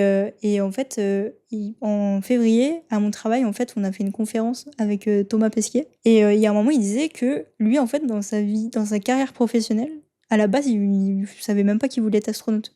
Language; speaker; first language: French; native; French